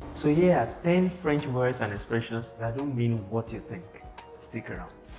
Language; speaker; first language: English; non-native, local second language; Yoruba